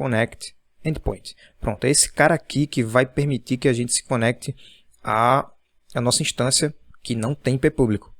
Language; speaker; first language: Portuguese; native; Portuguese